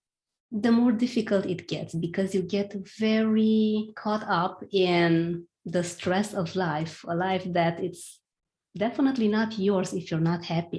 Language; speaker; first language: English; non-native, fluent; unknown